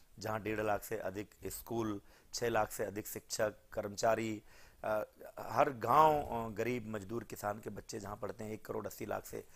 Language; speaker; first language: Hindi; native; Hindi